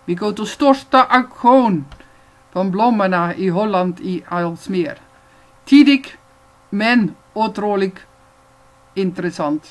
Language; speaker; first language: Swedish; non-native, fluent; Dutch